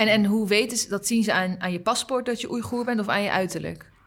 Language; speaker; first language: Dutch; non-native, learner; Uyghur